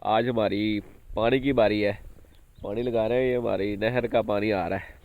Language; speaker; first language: Urdu; non-native, local second language; Punjabi